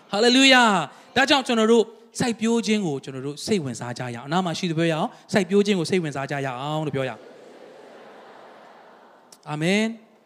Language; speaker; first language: Burmese; non-native, local second language; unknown